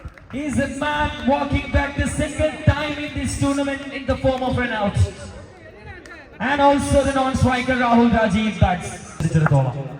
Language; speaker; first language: English; non-native, local second language; Malayalam